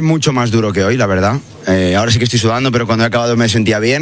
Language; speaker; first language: Spanish; native; Spanish